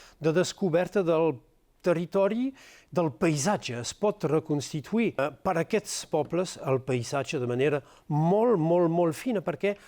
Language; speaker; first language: Catalan; non-native, local second language; French